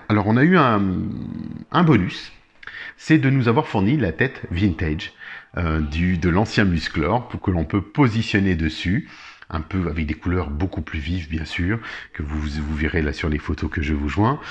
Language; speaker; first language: French; native; French